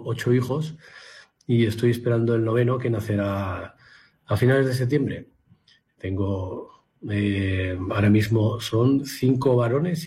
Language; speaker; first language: Spanish; native; Spanish